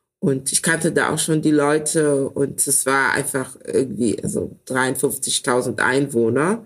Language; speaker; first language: German; early bilingual, other home language; Ewe